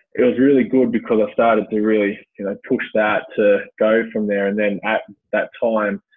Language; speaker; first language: English; native; English